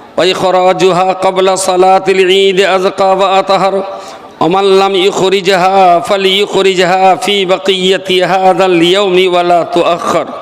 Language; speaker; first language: Arabic; non-native, fluent; Bangla